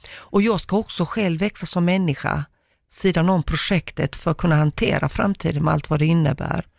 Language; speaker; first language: Swedish; early bilingual, other home language; Croatian